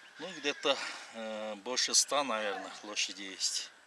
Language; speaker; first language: Russian; non-native, local second language; Kyrgyz